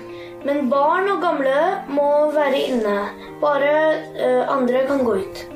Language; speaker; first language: Norwegian; early bilingual, heritage; Norwegian